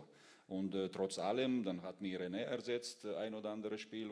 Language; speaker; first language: German; non-native, fluent; Russian